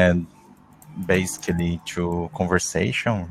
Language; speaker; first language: English; non-native, learner; Portuguese